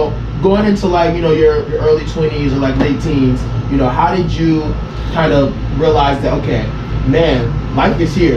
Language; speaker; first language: English; non-native, fluent; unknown